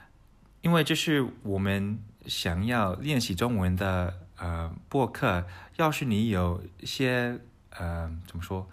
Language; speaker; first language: Chinese; early bilingual, heritage; English